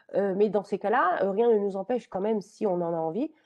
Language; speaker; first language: French; native; French